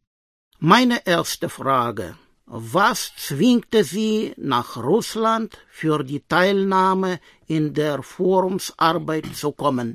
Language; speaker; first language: German; non-native, learner; Russian